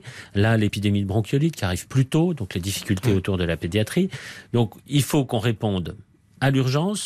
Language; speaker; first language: French; native; French